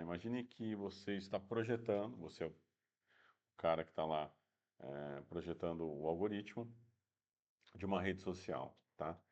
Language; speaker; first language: Portuguese; native; Portuguese